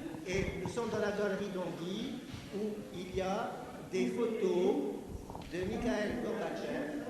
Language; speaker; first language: French; native; French